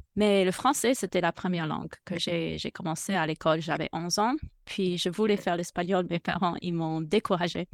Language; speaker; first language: French; non-native, fluent; English